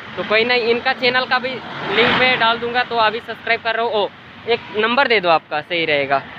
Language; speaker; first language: Hindi; non-native, local second language; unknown